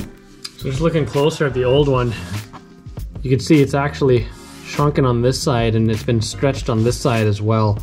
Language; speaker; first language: English; native; English